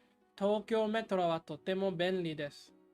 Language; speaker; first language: Japanese; non-native, learner; English